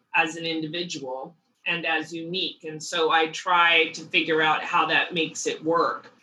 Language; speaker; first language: English; native; English